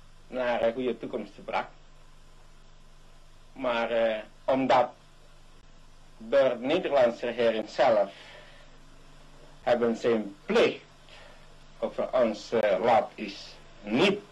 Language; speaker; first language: Dutch; non-native, local second language; Malay